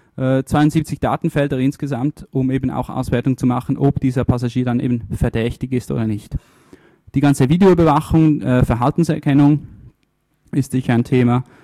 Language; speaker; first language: German; early bilingual, other home language; Italian